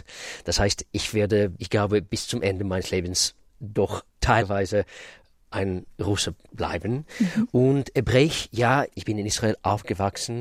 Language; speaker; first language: German; non-native, fluent; Russian